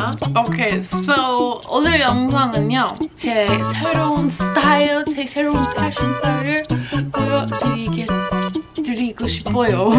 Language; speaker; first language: Korean; non-native, fluent; English